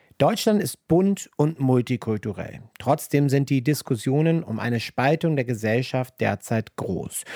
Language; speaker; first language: German; native; German